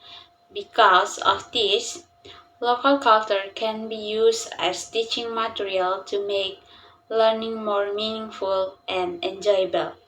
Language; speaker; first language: English; non-native, learner; Indonesian